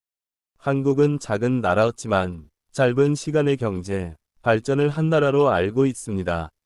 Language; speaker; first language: Korean; non-native, learner; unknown